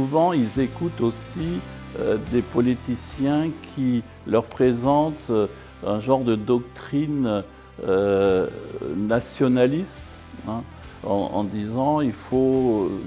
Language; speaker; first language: French; native; French